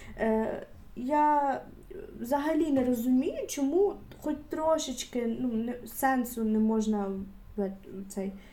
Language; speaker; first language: Ukrainian; native; Ukrainian